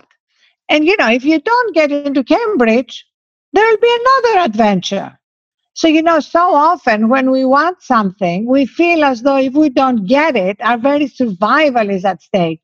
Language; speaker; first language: English; non-native, fluent; Greek